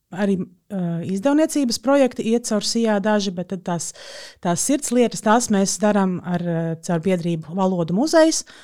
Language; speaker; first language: Latvian; native; Latvian